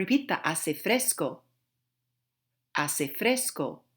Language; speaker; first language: Spanish; non-native, fluent; English